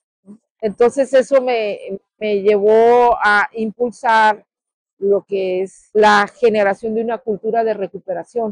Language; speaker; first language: Spanish; native; Spanish